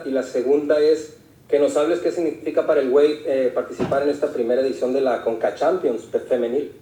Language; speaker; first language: Spanish; native; Spanish